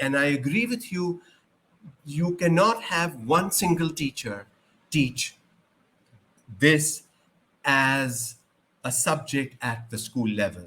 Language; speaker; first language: English; non-native, local second language; Urdu